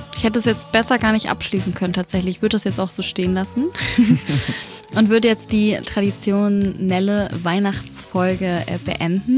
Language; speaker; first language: German; native; German